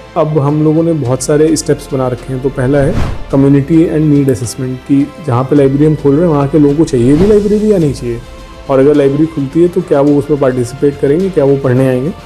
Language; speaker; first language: Hindi; native; Hindi